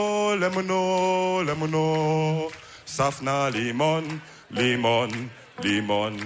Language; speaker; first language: German; early bilingual, other home language; Wolof